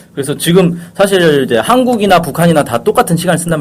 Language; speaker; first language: Korean; native; Korean